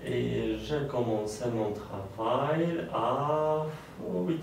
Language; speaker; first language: French; non-native, learner; Polish